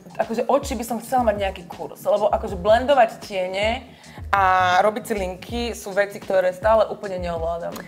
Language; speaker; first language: Slovak; native; Slovak